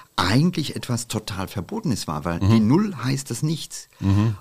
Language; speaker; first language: German; non-native, fluent; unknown